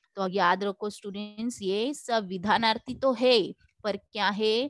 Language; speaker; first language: Hindi; non-native, local second language; Marathi